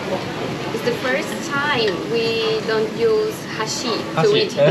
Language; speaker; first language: English; non-native, fluent; Portuguese